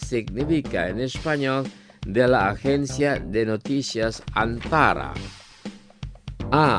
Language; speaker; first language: Spanish; non-native, fluent; Indonesian